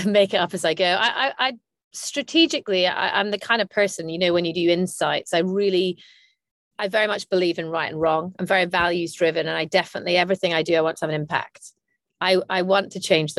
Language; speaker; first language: English; native; English